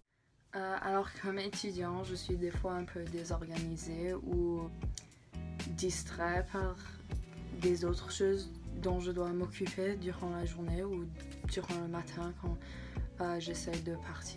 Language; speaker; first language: French; non-native, local second language; English